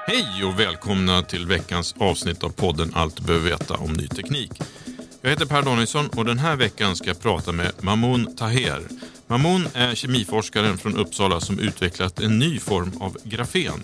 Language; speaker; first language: Swedish; native; Swedish